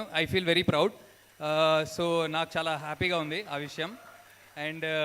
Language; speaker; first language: Telugu; native; Telugu